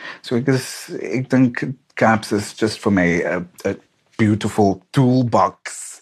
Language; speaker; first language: English; non-native, local second language; Afrikaans